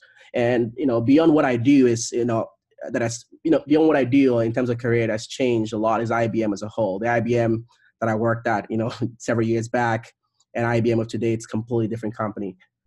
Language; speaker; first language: English; non-native, local second language; Igbo